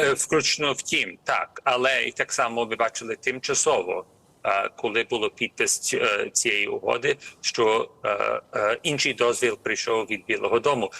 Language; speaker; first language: Ukrainian; early bilingual, heritage; Ukrainian